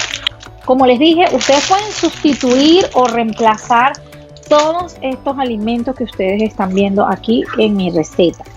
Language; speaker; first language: Spanish; native; Spanish